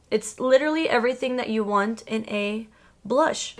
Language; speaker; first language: English; early bilingual, other home language; Spanish